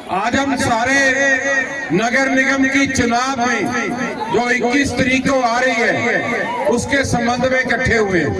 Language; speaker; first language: Urdu; non-native, local second language; Punjabi